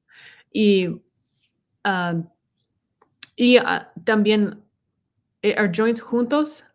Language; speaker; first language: Spanish; non-native, learner; English